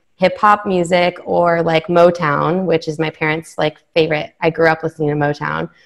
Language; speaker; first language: English; native; English